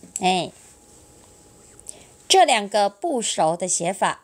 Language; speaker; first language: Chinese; non-native, learner; Vietnamese